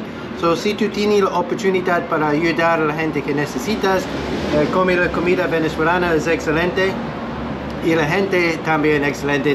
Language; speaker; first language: Spanish; non-native, learner; English